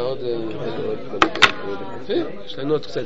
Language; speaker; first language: Hebrew; non-native, fluent; French